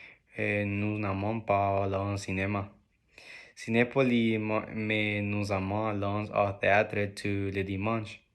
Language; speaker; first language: French; non-native, learner; Spanish